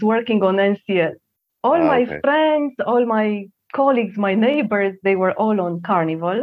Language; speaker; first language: English; non-native, fluent; Romanian